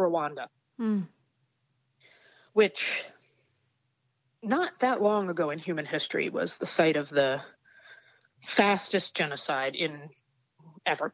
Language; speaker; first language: English; native; English